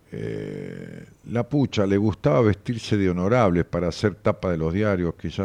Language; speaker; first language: Spanish; native; Spanish